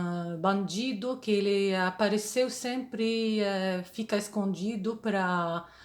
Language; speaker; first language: Portuguese; non-native, fluent; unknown